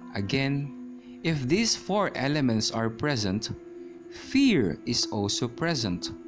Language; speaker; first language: English; non-native, local second language; Filipino